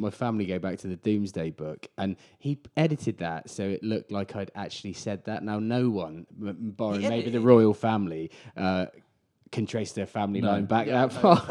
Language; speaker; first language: English; native; English